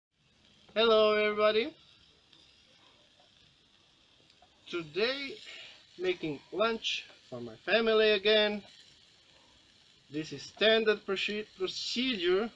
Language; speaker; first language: English; non-native, learner; Croatian